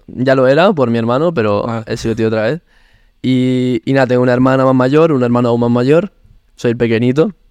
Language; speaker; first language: Spanish; early bilingual, other home language; Italian